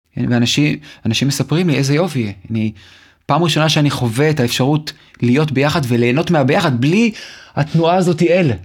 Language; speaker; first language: Hebrew; native; Hebrew